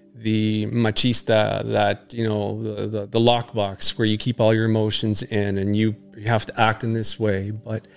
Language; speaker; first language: English; early bilingual, other home language; Spanish